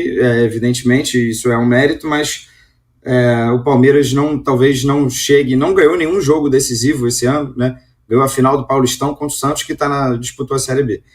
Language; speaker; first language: Portuguese; native; Portuguese